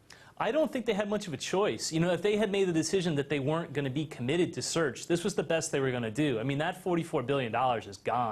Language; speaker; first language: English; native; English